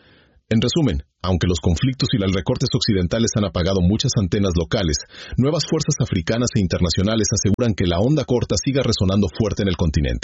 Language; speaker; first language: Spanish; native; Spanish